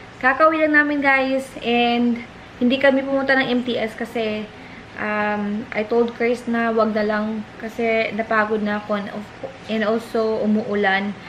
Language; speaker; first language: Filipino; native; Filipino